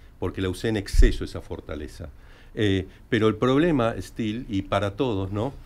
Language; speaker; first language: Spanish; native; Spanish